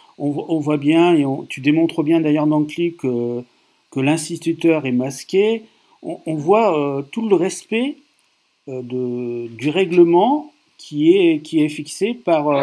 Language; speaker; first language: French; native; French